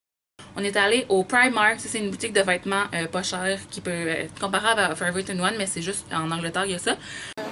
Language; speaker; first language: French; native; French